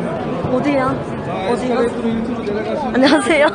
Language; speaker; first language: Korean; native; Korean